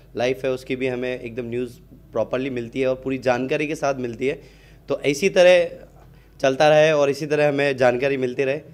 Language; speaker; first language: Hindi; native; Hindi